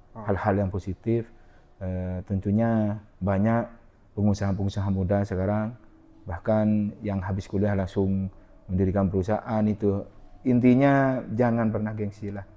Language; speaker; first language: Indonesian; non-native, local second language; Madurese